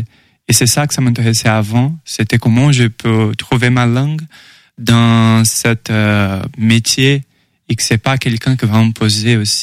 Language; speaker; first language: French; non-native, fluent; Portuguese